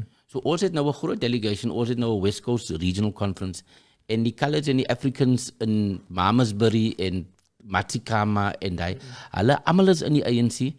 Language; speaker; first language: Afrikaans; early bilingual, heritage; Afrikaans